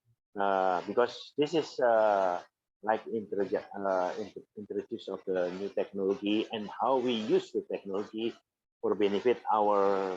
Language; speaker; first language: English; non-native, fluent; Indonesian